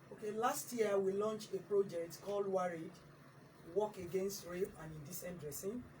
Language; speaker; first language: English; non-native, local second language; Yoruba